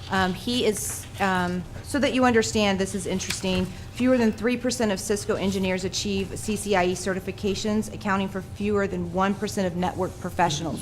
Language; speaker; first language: English; native; English